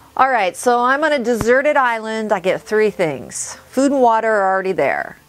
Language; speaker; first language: English; native; English